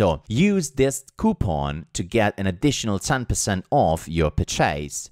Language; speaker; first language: English; non-native, fluent; Italian